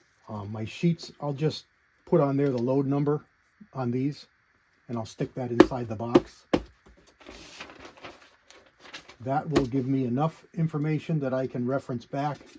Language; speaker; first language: English; native; English